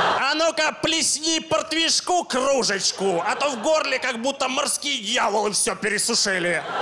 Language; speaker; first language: Russian; non-native, local second language; Ukrainian